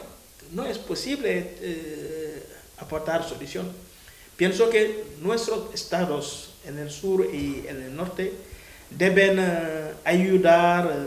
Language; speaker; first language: Spanish; non-native, fluent; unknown